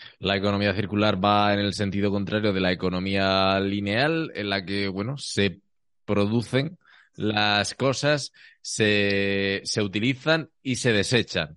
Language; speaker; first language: Spanish; native; Spanish